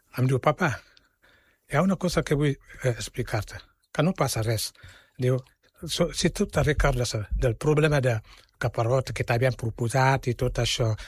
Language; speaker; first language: Catalan; non-native, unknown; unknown